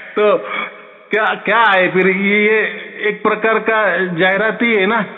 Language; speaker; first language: Hindi; non-native, local second language; Marathi